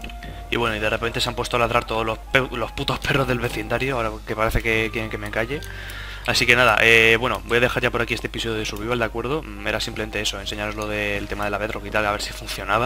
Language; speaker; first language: Spanish; native; Spanish